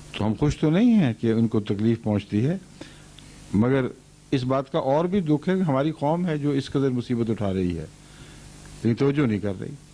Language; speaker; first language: Urdu; native; Urdu